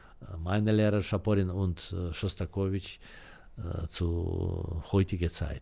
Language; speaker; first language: German; non-native, learner; Russian